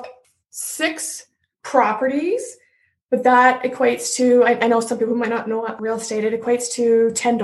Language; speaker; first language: English; native; English